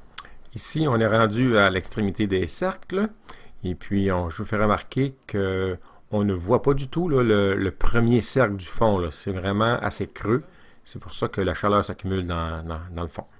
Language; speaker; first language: French; native; French